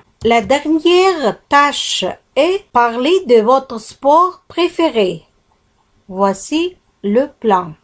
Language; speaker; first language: French; non-native, fluent; Kazakh